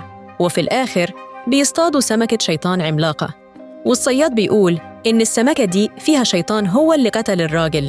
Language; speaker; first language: Arabic; native; Arabic